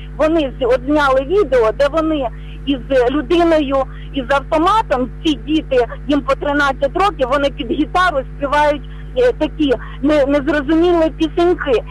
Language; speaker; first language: Ukrainian; native; Ukrainian